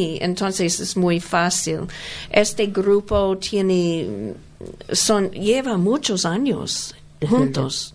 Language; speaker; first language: Spanish; non-native, learner; English